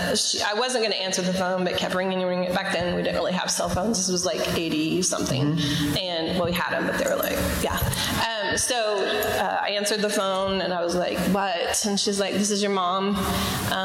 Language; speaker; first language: English; native; English